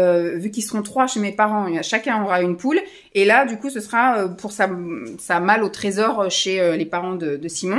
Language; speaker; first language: French; native; French